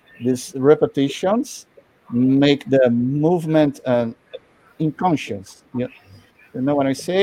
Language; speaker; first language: English; non-native, learner; Portuguese